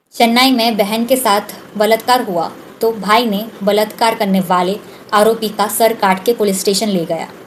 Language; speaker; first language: Hindi; non-native, local second language; Bangla